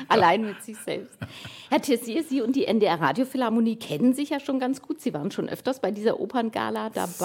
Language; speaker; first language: German; native; German